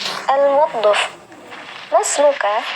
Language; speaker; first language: Arabic; non-native, learner; Indonesian